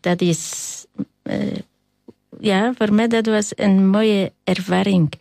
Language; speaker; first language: Dutch; non-native, learner; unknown